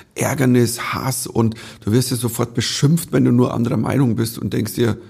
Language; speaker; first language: German; native; German